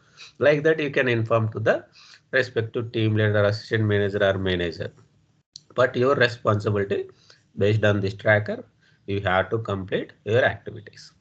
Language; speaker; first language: English; non-native, local second language; Telugu